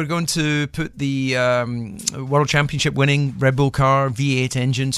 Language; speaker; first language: English; native; English